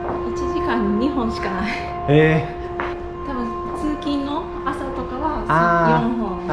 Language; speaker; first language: Japanese; native; Japanese